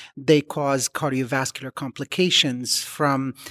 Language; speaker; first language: English; non-native, fluent; Arabic